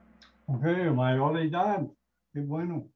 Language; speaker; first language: Spanish; non-native, learner; English